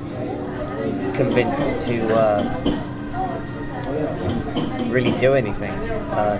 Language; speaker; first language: English; native; English